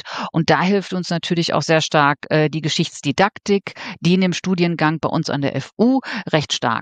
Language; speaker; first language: German; native; German